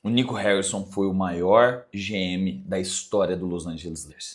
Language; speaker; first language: Portuguese; native; Portuguese